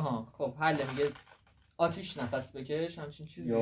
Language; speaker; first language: Persian; native; Persian